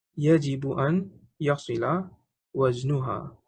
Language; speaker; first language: Arabic; non-native, fluent; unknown